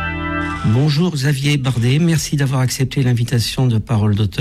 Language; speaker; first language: French; native; French